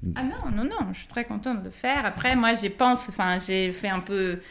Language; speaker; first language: French; non-native, fluent; Portuguese